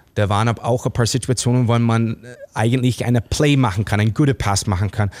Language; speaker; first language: German; non-native, fluent; English